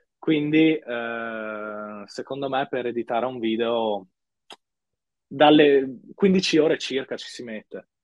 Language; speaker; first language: Italian; native; Italian